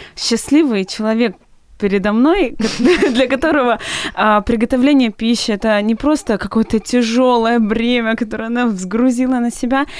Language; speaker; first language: Russian; native; Russian